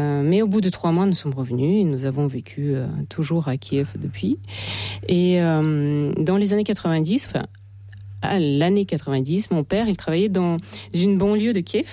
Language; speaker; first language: French; non-native, fluent; Russian